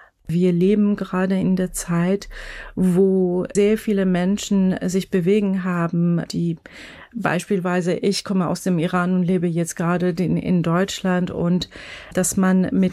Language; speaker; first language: German; non-native, fluent; Persian